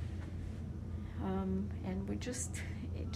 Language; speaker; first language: English; non-native, fluent; Romanian